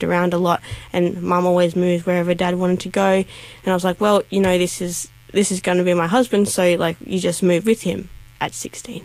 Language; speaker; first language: English; native; English